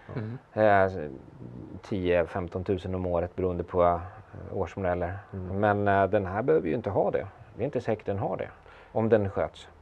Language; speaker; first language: Swedish; native; Swedish